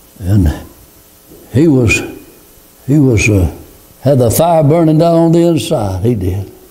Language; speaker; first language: English; native; English